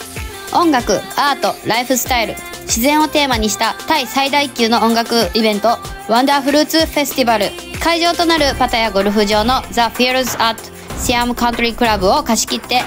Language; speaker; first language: Japanese; native; Japanese